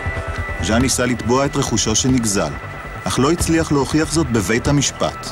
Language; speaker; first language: Hebrew; native; Hebrew